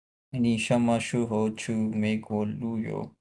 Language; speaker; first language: Chinese; non-native, learner; Urdu